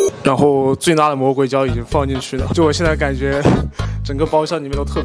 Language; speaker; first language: Chinese; non-native, fluent; Korean